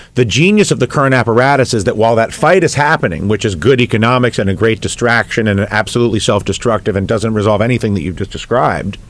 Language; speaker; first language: English; native; English